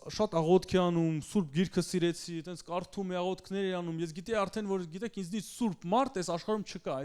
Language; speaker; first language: Armenian; early bilingual, heritage; Russian